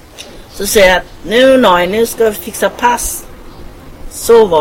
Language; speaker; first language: Swedish; non-native, fluent; Thai